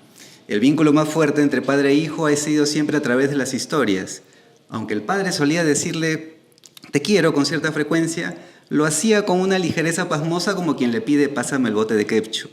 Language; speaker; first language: Spanish; native; Spanish